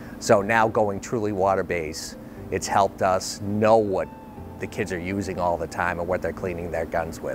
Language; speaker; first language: English; native; English